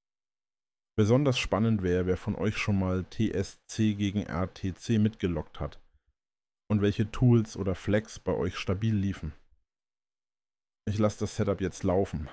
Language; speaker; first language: German; native; German